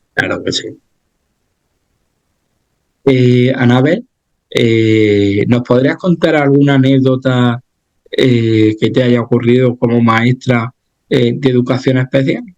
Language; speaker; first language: Spanish; native; Spanish